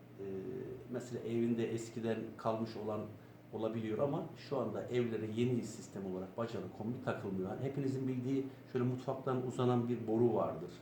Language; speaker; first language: Turkish; native; Turkish